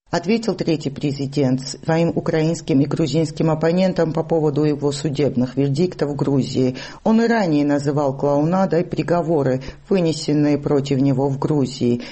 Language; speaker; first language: Russian; non-native, local second language; Georgian